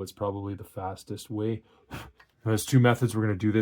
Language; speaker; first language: English; native; English